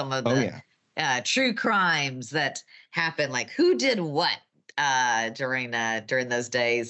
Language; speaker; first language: English; native; English